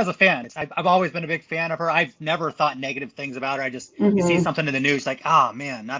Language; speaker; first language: English; native; English